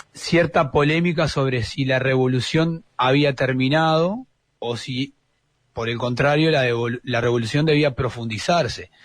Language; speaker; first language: Spanish; native; Spanish